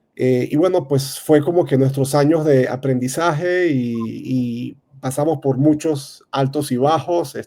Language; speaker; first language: Spanish; native; Spanish